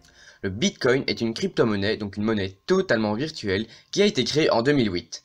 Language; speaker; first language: French; native; French